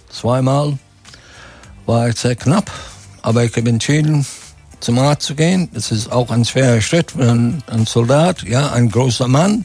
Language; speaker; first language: German; non-native, fluent; English